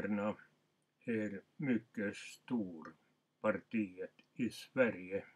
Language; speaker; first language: Swedish; non-native, local second language; Finnish